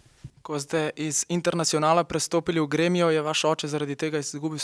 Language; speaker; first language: Slovenian; native; Slovenian